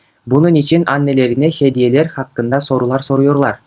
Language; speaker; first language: Turkish; non-native, fluent; Kyrgyz